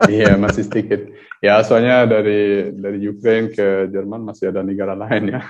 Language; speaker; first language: Indonesian; early bilingual, heritage; German